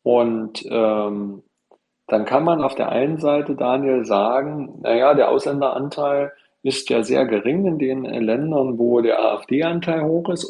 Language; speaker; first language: German; native; German